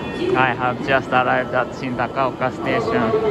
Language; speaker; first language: English; non-native, learner; Japanese